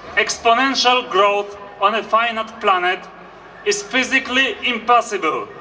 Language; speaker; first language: English; non-native, fluent; Polish